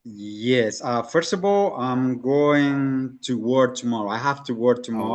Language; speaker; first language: English; non-native, fluent; Spanish